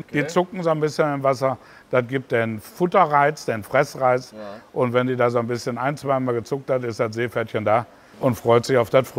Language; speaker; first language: German; native; German